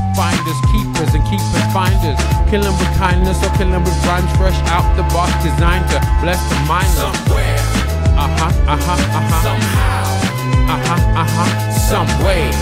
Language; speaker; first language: English; native; English